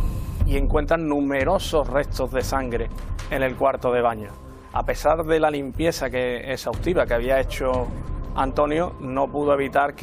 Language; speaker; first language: Spanish; native; Spanish